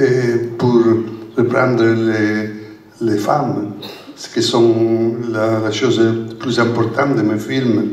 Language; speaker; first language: French; non-native, learner; Italian